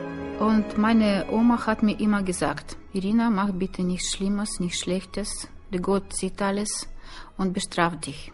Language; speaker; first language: German; non-native, learner; Russian